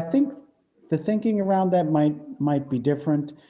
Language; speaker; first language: English; native; English